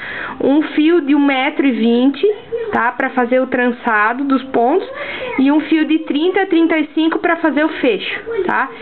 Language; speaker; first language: Portuguese; native; Portuguese